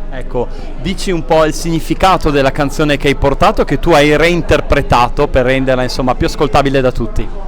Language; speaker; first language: Italian; native; Italian